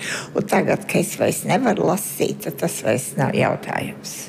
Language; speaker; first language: Latvian; early bilingual, heritage; Latvian